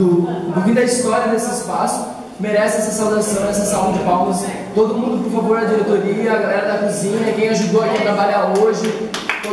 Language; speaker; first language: Portuguese; native; Portuguese